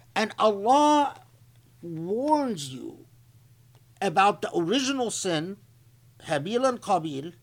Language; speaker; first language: English; non-native, fluent; Arabic